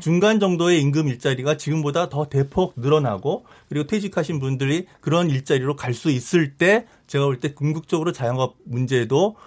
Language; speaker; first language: Korean; native; Korean